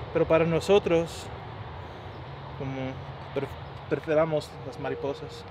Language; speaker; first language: Spanish; non-native, learner; English